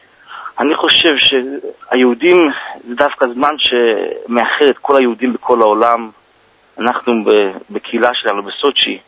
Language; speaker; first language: Hebrew; early bilingual, heritage; Hebrew